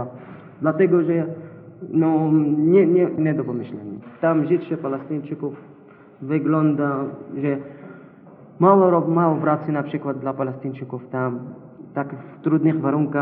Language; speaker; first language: Polish; non-native, fluent; Arabic